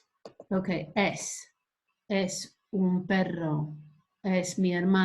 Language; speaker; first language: Spanish; non-native, fluent; English